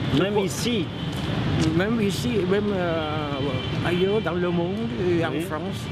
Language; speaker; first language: French; non-native, local second language; Vietnamese